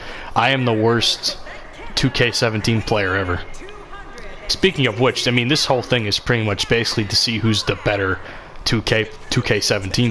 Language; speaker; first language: English; native; English